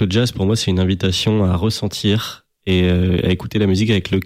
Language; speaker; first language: French; native; French